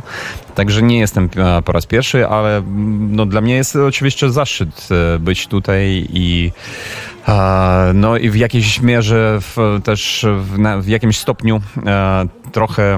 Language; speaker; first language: Polish; non-native, fluent; Ukrainian